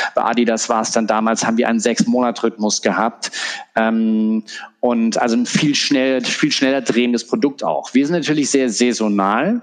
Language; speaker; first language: German; native; German